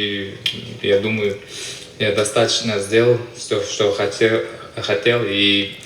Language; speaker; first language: Russian; non-native, local second language; Uzbek